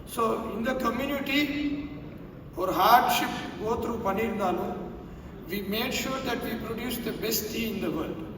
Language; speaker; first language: English; non-native, local second language; Tamil